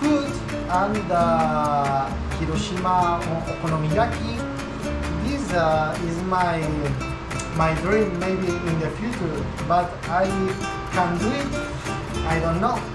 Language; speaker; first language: English; non-native, learner; Spanish